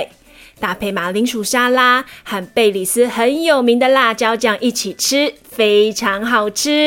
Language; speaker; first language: Chinese; native; Chinese